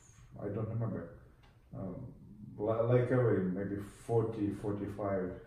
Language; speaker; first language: English; non-native, learner; Russian